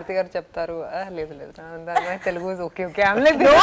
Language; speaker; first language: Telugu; non-native, local second language; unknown